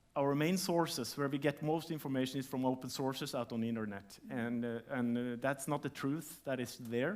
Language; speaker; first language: English; non-native, fluent; Norwegian